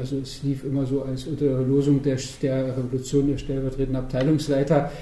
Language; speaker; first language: German; native; German